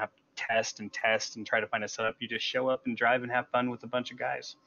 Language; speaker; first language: English; native; English